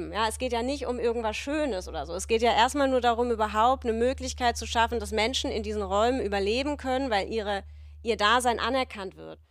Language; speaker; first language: German; native; German